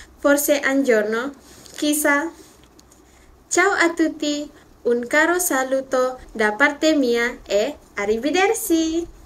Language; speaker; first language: Italian; non-native, learner; Malay